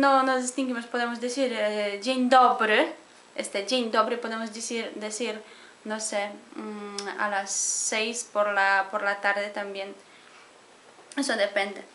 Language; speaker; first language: Spanish; non-native, fluent; Polish